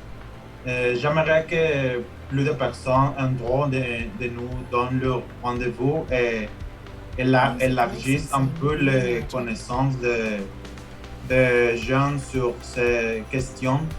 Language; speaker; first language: French; non-native, fluent; Spanish